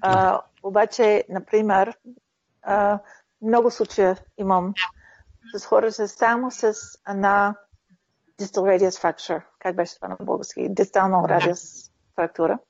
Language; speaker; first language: Bulgarian; early bilingual, heritage; Bulgarian